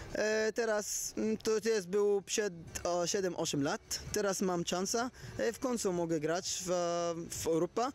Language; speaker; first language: Polish; non-native, learner; Arabic